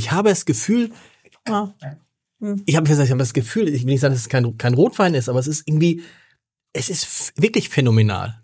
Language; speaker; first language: German; native; German